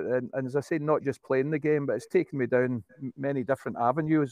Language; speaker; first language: English; native; English